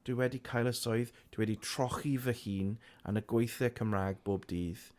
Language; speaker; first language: Welsh; non-native, local second language; English